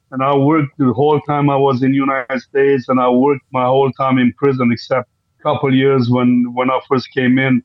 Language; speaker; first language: English; non-native, fluent; Armenian